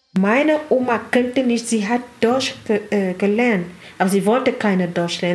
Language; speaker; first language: German; non-native, learner; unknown